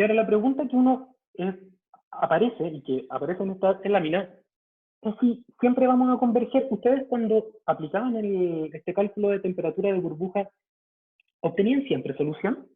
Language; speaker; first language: Spanish; native; Spanish